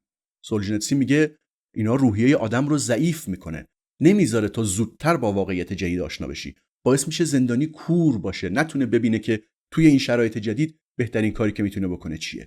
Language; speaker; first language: Persian; native; Persian